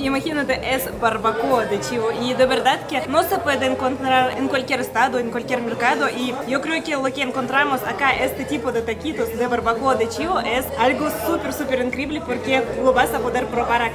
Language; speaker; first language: Spanish; non-native, fluent; Russian